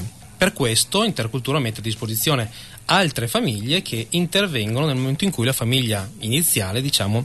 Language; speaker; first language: Italian; native; Italian